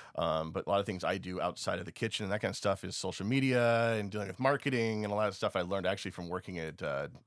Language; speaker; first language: English; native; English